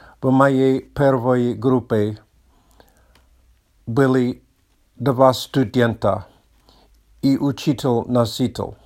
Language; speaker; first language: Russian; non-native, learner; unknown